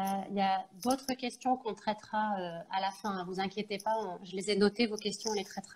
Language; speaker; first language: French; native; French